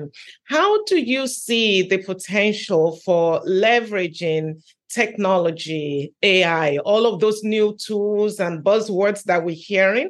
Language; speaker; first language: English; native; English